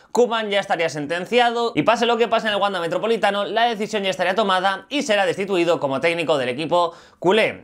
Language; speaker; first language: Spanish; native; Spanish